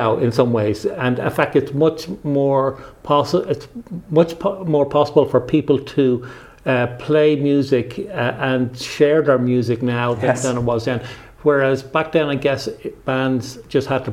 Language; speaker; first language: English; native; English